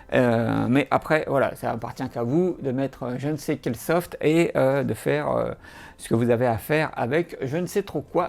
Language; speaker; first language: French; native; French